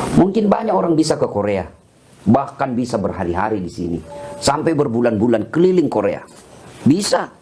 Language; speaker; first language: Indonesian; non-native, local second language; Buginese